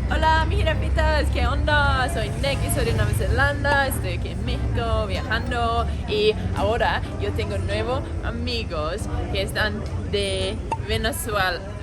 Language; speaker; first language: Spanish; non-native, learner; English